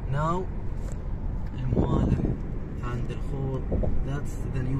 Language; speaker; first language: English; non-native, learner; Arabic